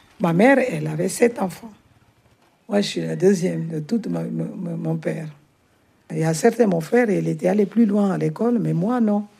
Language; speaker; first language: French; non-native, learner; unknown